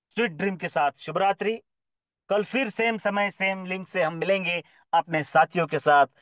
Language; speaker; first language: Hindi; non-native, local second language; Marathi